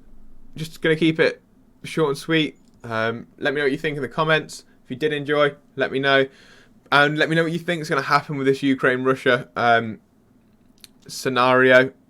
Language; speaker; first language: English; native; English